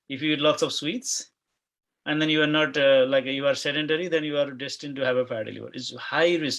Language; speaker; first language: English; non-native, local second language; Nepali